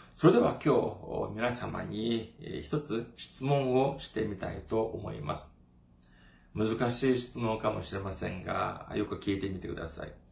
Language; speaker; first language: Japanese; non-native, fluent; Korean